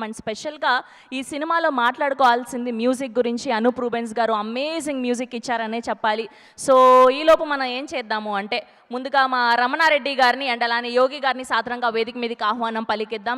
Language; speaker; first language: Telugu; native; Telugu